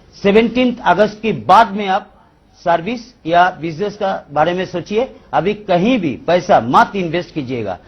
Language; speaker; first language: Hindi; non-native, local second language; Bangla